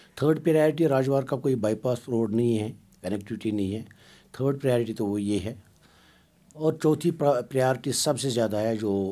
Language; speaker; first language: Hindi; non-native, local second language; Kashmiri